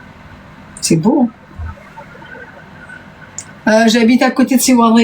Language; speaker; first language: French; native; French